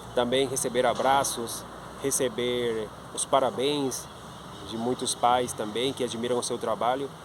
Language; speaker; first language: Portuguese; non-native, fluent; Spanish